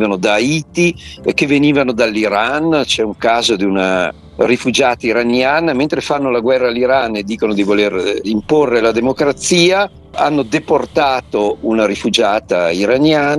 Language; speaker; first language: Italian; native; Italian